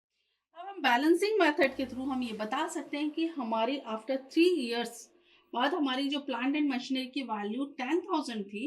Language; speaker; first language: Hindi; native; Hindi